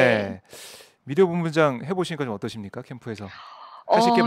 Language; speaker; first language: Korean; native; Korean